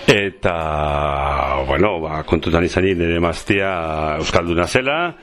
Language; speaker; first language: Basque; non-native, local second language; Spanish